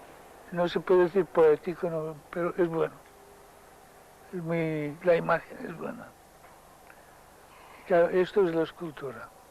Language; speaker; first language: Spanish; non-native, local second language; Catalan